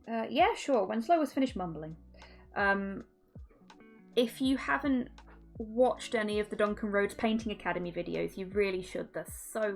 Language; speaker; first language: English; native; English